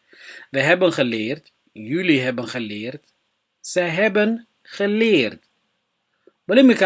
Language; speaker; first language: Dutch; non-native, fluent; Somali